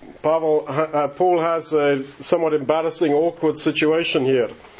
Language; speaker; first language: English; native; English